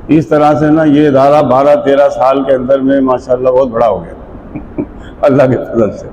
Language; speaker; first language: Urdu; native; Urdu